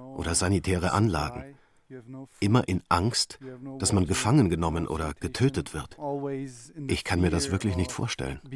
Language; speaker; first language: German; native; German